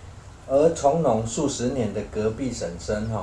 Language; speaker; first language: Chinese; native; Chinese